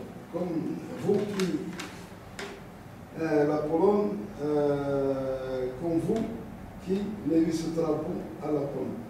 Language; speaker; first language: French; non-native, learner; Arabic